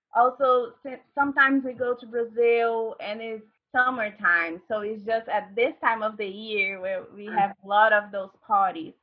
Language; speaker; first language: English; non-native, fluent; Portuguese